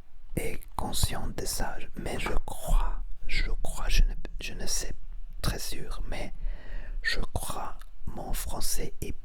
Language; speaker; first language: French; non-native, learner; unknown